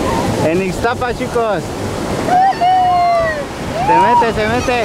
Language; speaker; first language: Spanish; native; Spanish